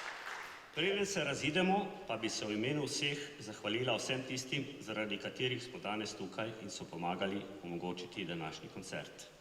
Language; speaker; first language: Slovenian; native; Slovenian